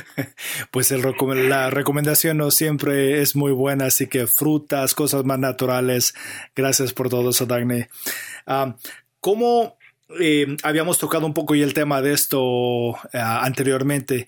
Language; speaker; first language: Spanish; native; Spanish